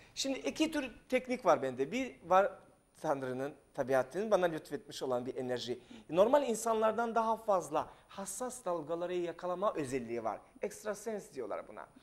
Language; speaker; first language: Turkish; non-native, fluent; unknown